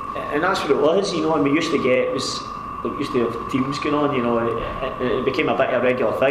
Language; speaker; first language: English; native; English